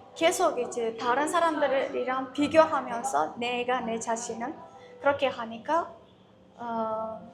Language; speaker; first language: Korean; non-native, fluent; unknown